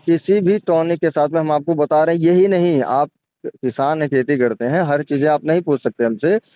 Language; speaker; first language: Hindi; native; Hindi